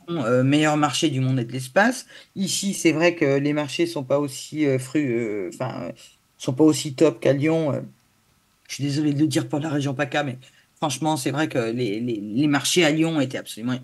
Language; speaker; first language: French; native; French